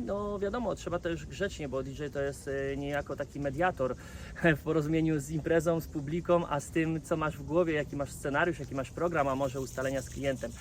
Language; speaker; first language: Polish; native; Polish